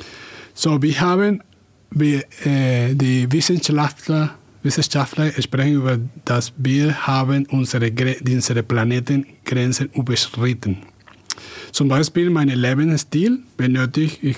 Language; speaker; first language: German; non-native, fluent; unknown